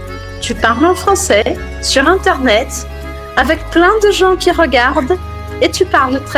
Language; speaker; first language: French; non-native, fluent; Spanish